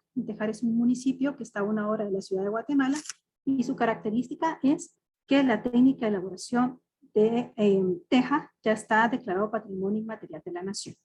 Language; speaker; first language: Spanish; native; Spanish